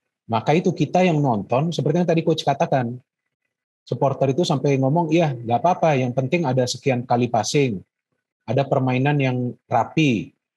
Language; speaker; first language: Indonesian; native; Indonesian